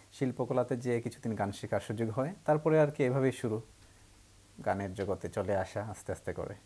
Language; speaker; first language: Bangla; native; Bangla